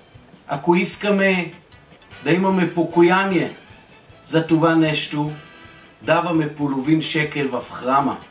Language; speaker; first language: Bulgarian; non-native, fluent; Hebrew